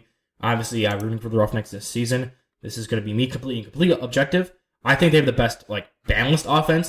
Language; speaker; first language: English; native; English